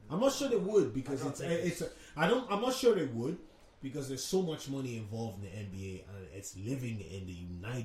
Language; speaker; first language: English; native; English